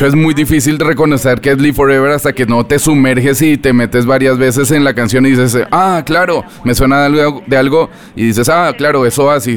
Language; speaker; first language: Spanish; native; Spanish